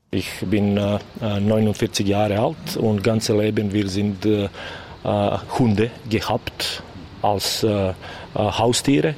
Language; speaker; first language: German; non-native, learner; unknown